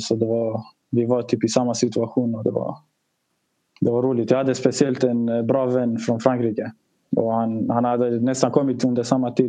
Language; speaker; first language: Swedish; early bilingual, other home language; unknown